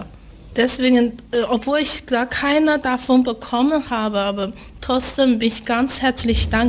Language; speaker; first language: German; non-native, fluent; Chinese